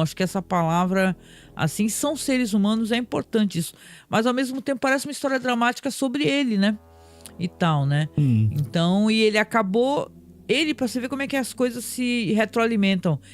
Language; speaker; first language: Portuguese; native; Portuguese